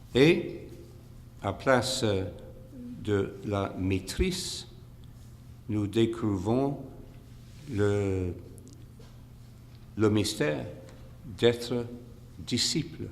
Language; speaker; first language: French; non-native, fluent; English